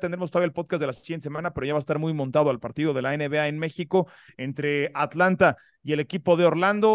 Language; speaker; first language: Spanish; native; Spanish